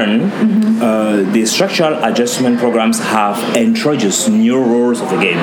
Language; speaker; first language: English; non-native, local second language; French